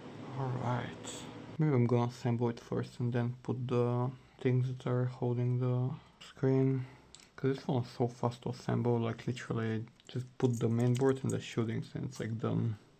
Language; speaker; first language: English; non-native, fluent; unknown